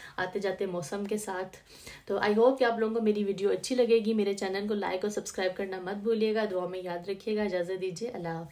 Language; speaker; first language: Urdu; native; Urdu